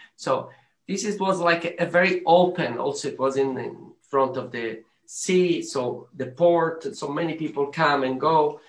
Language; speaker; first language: English; non-native, learner; Arabic